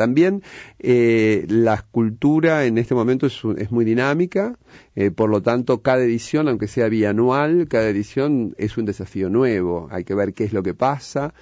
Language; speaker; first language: Spanish; native; Spanish